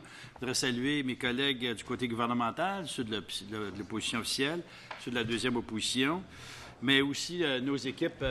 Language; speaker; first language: French; native; French